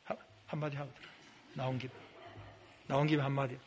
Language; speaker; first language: Korean; native; Korean